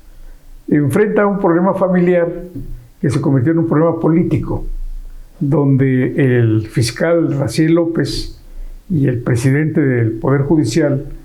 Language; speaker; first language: Spanish; native; Spanish